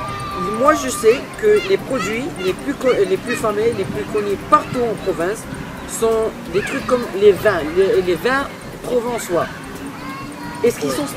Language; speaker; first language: French; non-native, learner; English